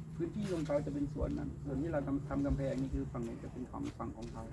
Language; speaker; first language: Thai; native; Thai